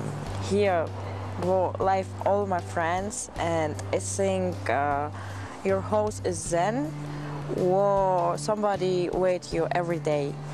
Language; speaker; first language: English; non-native, learner; German